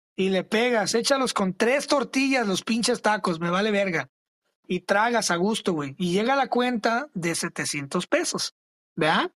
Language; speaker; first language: Spanish; early bilingual, other home language; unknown